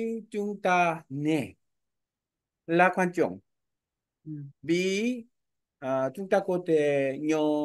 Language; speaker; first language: Vietnamese; non-native, learner; Korean